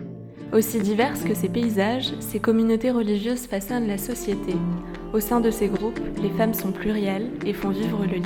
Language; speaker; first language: French; native; French